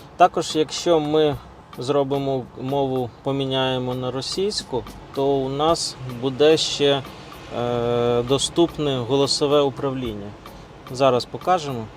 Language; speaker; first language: Ukrainian; non-native, local second language; Russian